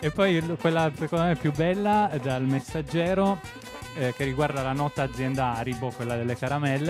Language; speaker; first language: Italian; native; Italian